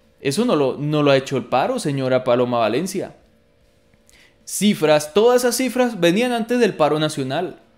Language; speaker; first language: Spanish; native; Spanish